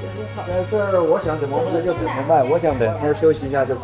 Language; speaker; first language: Chinese; native; Chinese